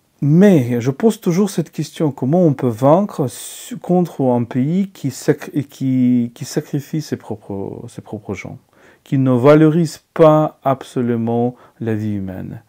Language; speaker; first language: French; non-native, fluent; Ukrainian